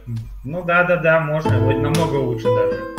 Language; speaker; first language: Russian; native; Russian